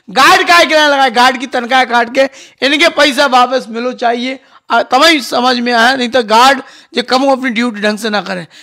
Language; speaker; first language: Hindi; native; Hindi